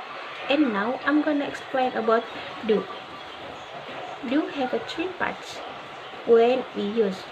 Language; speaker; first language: English; non-native, learner; Indonesian